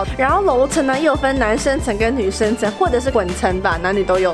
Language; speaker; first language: Chinese; native; Chinese